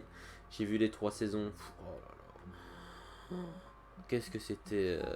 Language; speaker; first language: French; native; French